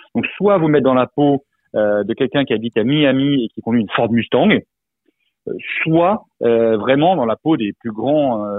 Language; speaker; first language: French; native; French